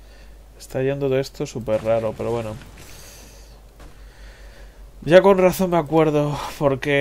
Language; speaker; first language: Spanish; native; Spanish